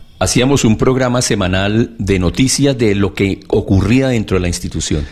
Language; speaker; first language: Spanish; native; Spanish